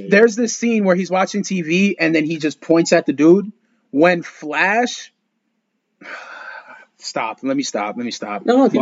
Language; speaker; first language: English; early bilingual, other home language; Spanish